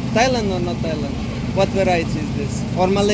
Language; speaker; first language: English; non-native, learner; Russian